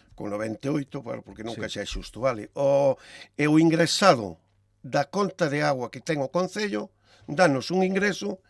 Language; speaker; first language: Galician; native; Galician